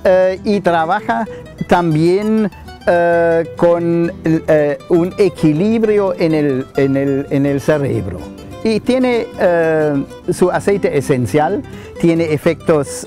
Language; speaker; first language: Spanish; non-native, fluent; German